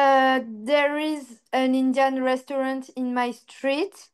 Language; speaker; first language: English; non-native, learner; French